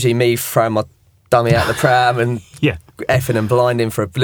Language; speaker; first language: English; native; English